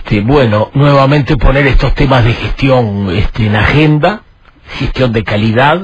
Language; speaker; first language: Spanish; native; Spanish